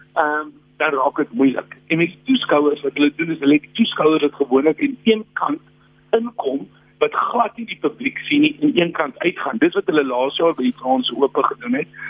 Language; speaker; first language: Afrikaans; native; Afrikaans